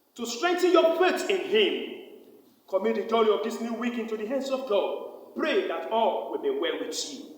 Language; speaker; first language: English; non-native, local second language; Yoruba